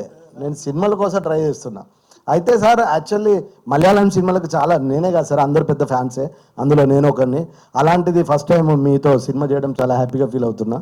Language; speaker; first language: Telugu; native; Telugu